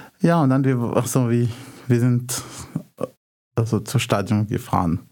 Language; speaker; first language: German; non-native, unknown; Arabic